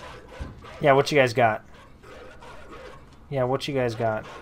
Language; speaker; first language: English; native; English